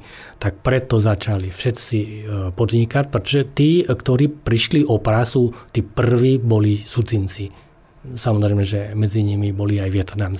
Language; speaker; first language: Slovak; non-native, fluent; Vietnamese